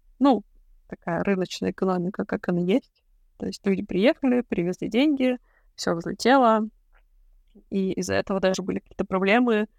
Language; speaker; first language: Russian; native; Russian